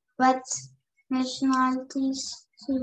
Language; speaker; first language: English; non-native, learner; Turkish